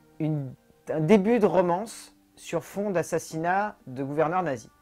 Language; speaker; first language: French; native; French